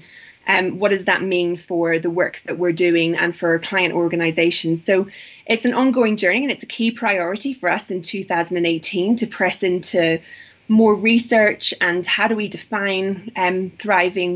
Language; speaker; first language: English; native; English